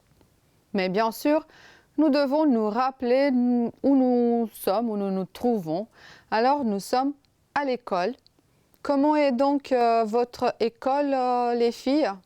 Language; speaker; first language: French; non-native, fluent; Romanian